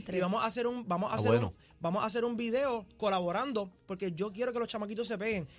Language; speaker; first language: Spanish; native; Spanish